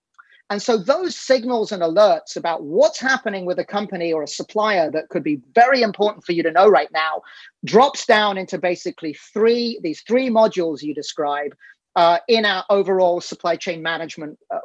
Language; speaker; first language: English; native; English